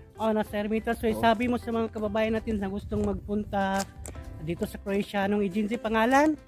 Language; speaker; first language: Filipino; non-native, local second language; Cebuano